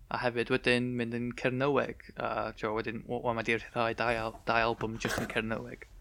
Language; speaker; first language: Welsh; native; Welsh